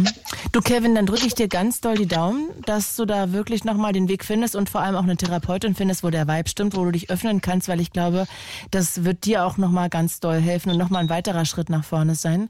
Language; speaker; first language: German; native; German